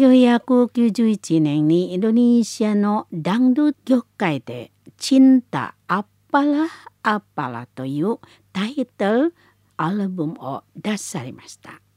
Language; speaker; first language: Japanese; non-native, fluent; Indonesian